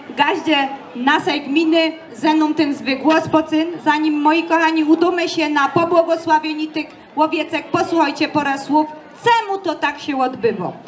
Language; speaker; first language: Polish; native; Polish